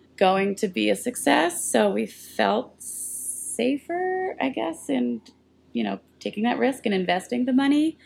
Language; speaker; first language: English; native; English